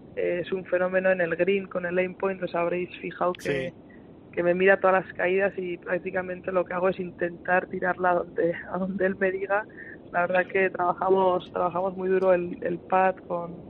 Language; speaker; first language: Spanish; native; Spanish